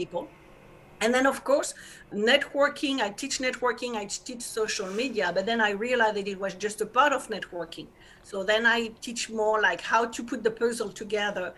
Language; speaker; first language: English; non-native, fluent; French